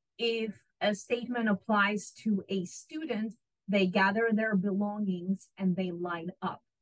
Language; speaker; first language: English; non-native, fluent; Russian